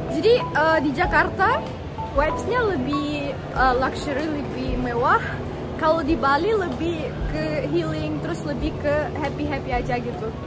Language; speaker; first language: Indonesian; early bilingual, other home language; Russian